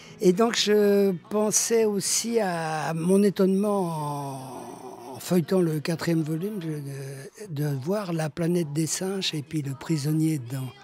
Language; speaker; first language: French; native; French